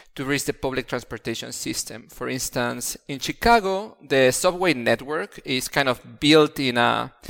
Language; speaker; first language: English; non-native, fluent; Spanish